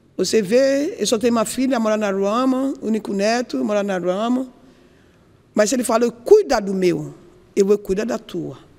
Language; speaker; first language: Portuguese; non-native, learner; Yoruba